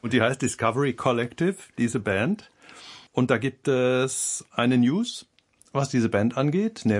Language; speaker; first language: German; native; German